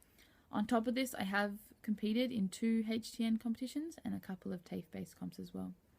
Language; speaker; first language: English; native; English